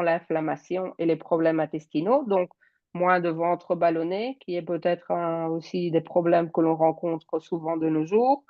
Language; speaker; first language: French; native; French